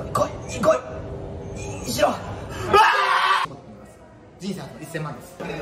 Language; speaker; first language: Japanese; native; Japanese